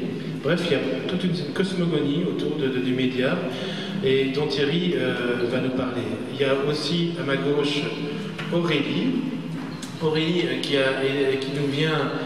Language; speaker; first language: French; native; French